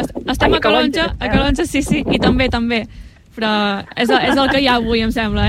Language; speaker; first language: Catalan; native; Catalan